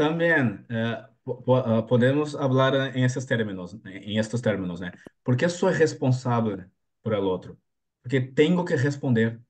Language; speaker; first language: Spanish; non-native, learner; Portuguese